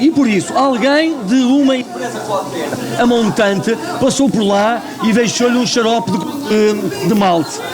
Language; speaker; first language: Portuguese; native; Portuguese